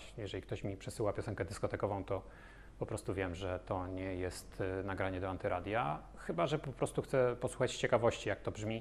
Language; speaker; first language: Polish; native; Polish